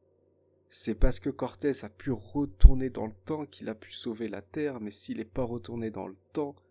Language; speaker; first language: French; native; French